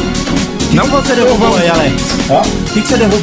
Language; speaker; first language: Portuguese; native; Portuguese